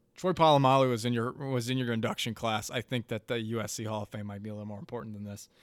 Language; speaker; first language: English; native; English